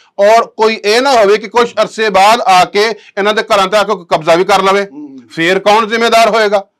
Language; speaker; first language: Punjabi; native; Punjabi